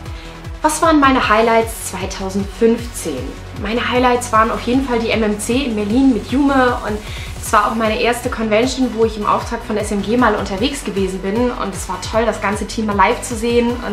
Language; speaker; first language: German; native; German